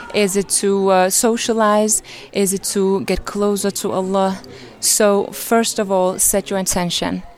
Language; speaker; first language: English; non-native, fluent; Arabic